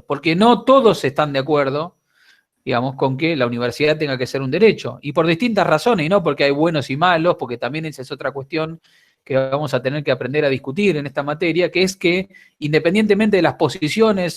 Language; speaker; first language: Spanish; native; Spanish